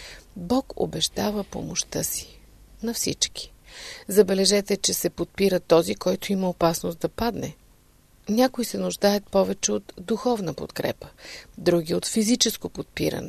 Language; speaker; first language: Bulgarian; native; Bulgarian